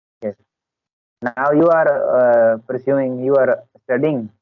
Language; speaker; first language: English; non-native, learner; Hindi